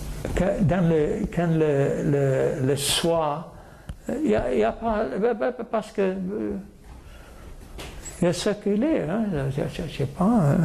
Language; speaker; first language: French; non-native, fluent; English